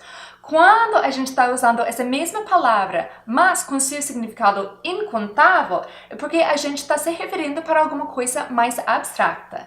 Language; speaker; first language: Portuguese; non-native, fluent; English